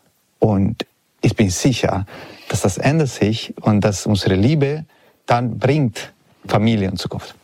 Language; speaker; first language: German; non-native, learner; Italian